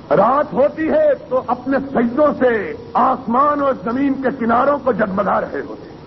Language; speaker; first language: Urdu; non-native, local second language; Punjabi